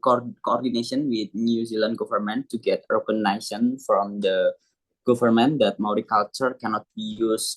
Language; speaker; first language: English; non-native, learner; Indonesian